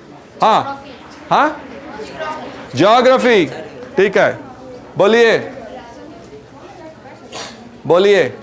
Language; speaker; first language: Hindi; non-native, local second language; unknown